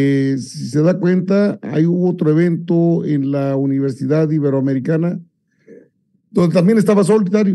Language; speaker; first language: Spanish; native; Spanish